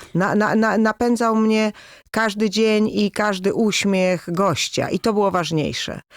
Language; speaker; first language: Polish; native; Polish